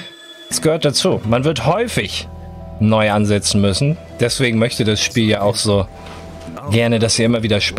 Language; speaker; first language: German; native; German